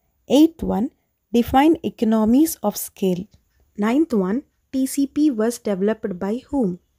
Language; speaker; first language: English; non-native, local second language; Telugu